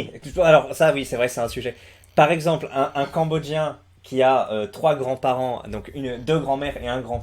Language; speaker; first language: French; native; French